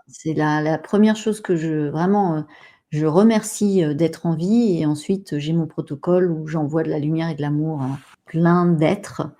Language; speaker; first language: French; native; French